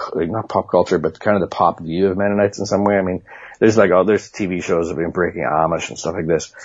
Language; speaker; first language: English; native; English